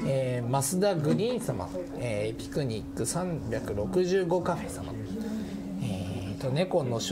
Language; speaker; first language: Japanese; native; Japanese